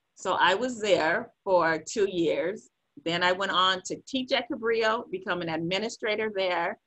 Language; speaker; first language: English; native; English